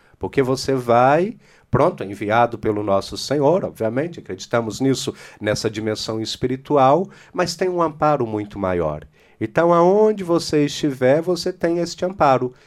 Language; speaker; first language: Portuguese; native; Portuguese